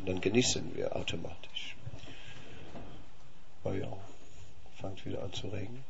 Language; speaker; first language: German; non-native, fluent; Dutch